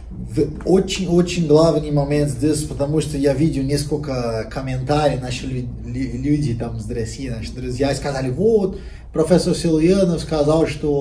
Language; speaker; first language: Russian; non-native, fluent; Portuguese